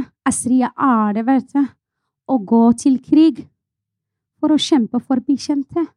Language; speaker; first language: Norwegian; non-native, fluent; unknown